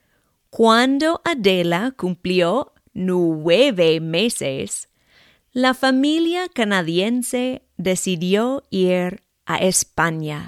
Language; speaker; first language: Spanish; non-native, fluent; English